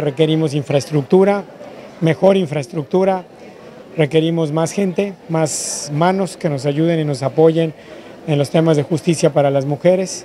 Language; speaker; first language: Spanish; native; Spanish